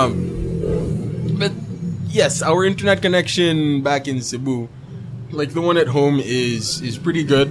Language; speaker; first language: English; non-native, local second language; Cebuano